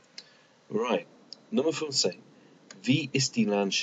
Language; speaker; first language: German; non-native, fluent; English